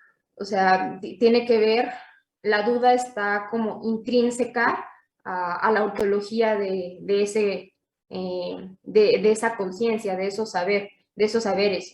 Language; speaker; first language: Spanish; native; Spanish